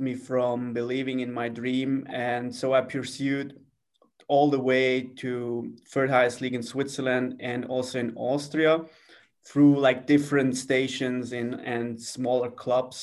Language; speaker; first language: English; non-native, fluent; Swiss German